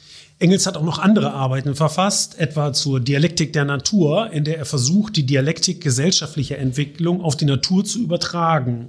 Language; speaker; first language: German; native; German